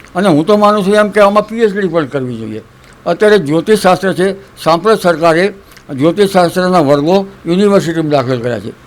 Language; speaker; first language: Gujarati; native; Gujarati